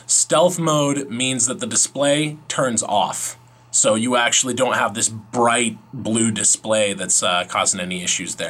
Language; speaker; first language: English; native; English